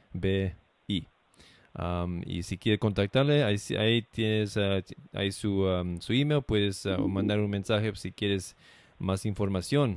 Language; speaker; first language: Spanish; non-native, fluent; English